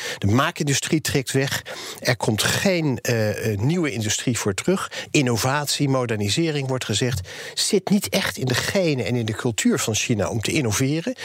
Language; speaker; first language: Dutch; native; Dutch